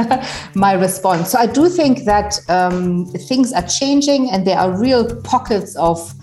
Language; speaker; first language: English; non-native, fluent; German